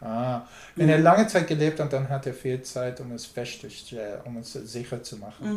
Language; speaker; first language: German; non-native, learner; English